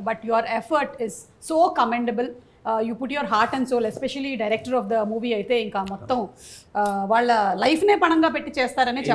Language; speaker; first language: Telugu; native; Telugu